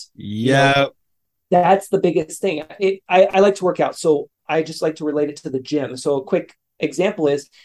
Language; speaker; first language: English; native; English